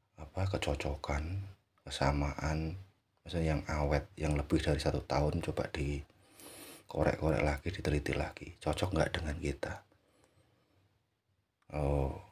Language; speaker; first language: Indonesian; native; Indonesian